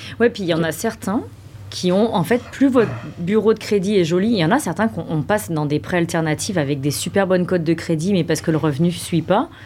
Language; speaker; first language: French; native; French